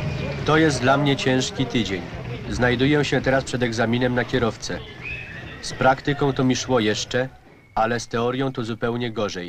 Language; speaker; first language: Polish; native; Polish